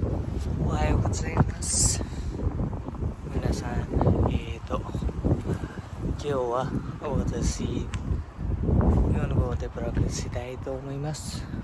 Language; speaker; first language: Japanese; non-native, learner; Nepali